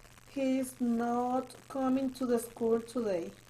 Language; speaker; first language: English; non-native, learner; Spanish